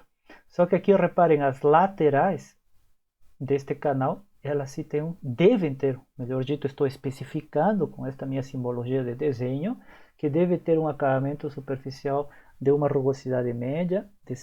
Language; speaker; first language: Portuguese; native; Portuguese